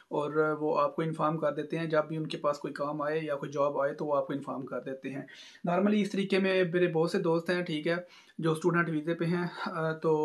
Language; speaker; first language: Urdu; non-native, local second language; Punjabi